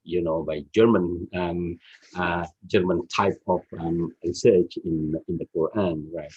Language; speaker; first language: English; non-native, fluent; Indonesian